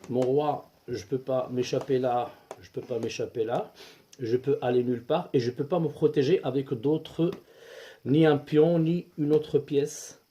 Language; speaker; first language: French; non-native, local second language; Arabic